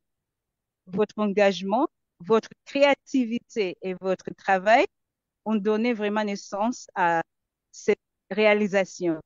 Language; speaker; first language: French; non-native, fluent; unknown